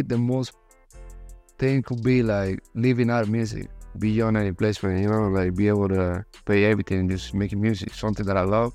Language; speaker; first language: English; non-native, fluent; Spanish